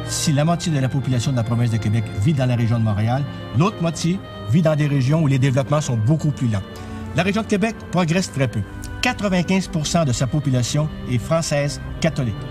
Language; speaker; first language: French; native; French